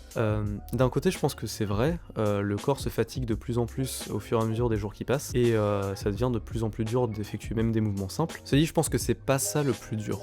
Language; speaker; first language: French; native; French